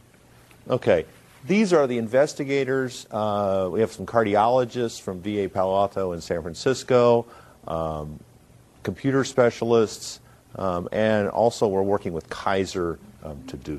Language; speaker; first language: English; native; English